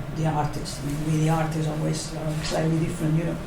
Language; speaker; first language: English; non-native, fluent; Catalan